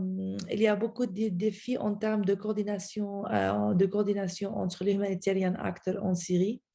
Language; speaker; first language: French; non-native, fluent; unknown